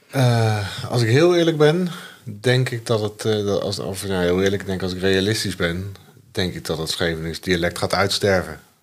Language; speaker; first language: Dutch; native; Dutch